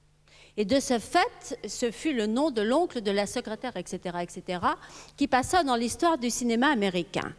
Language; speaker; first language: French; native; French